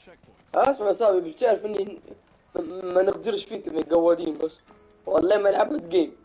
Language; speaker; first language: Arabic; native; Arabic